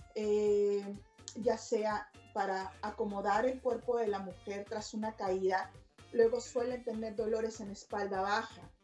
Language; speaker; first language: Spanish; native; Spanish